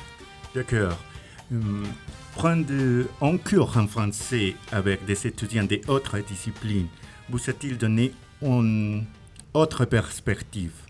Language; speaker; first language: French; non-native, fluent; Spanish